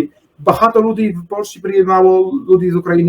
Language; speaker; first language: Polish; non-native, learner; Ukrainian